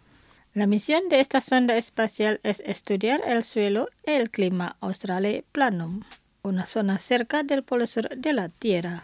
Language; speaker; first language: Spanish; non-native, fluent; Indonesian